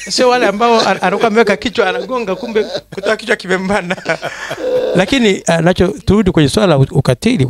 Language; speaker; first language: Swahili; native; Swahili